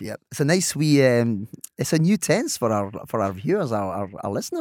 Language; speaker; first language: English; non-native, fluent; French